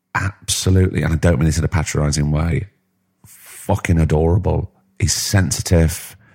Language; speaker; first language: English; native; English